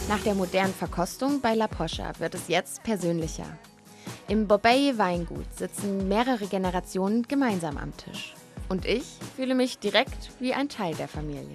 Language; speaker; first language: German; native; German